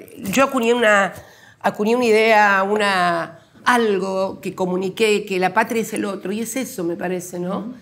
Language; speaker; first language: Spanish; native; Spanish